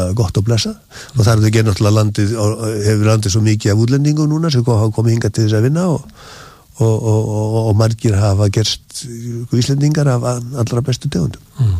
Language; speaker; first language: Icelandic; native; Icelandic